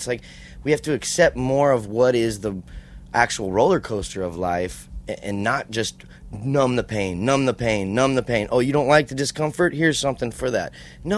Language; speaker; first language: English; native; English